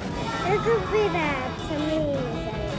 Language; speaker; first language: Greek; early bilingual, heritage; Greek